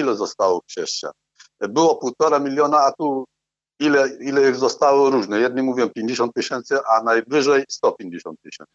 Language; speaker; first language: Polish; non-native, fluent; Arabic